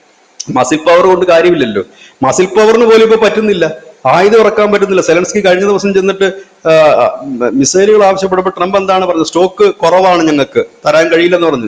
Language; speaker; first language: Malayalam; native; Malayalam